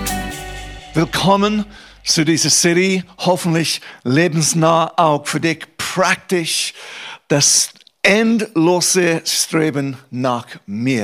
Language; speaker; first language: German; non-native, fluent; English